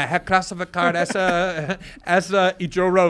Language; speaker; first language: Portuguese; non-native, fluent; English